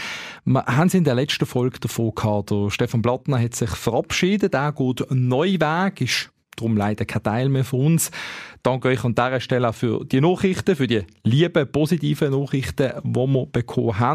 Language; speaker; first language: German; native; German